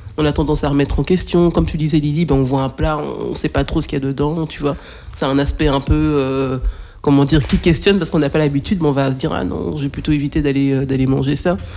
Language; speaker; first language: French; native; French